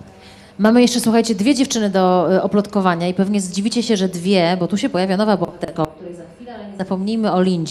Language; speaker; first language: Polish; native; Polish